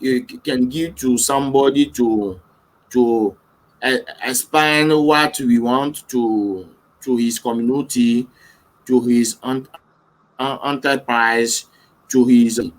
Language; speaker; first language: English; non-native, learner; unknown